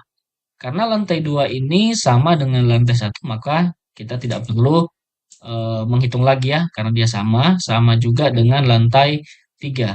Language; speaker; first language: Indonesian; native; Indonesian